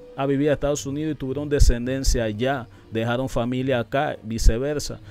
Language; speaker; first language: Spanish; non-native, local second language; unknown